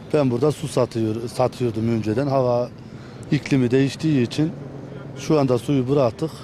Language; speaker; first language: Turkish; native; Turkish